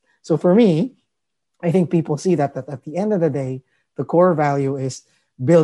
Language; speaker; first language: English; non-native, local second language; Filipino